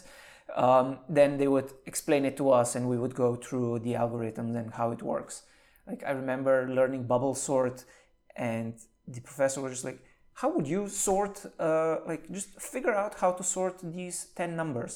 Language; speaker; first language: English; non-native, fluent; Slovenian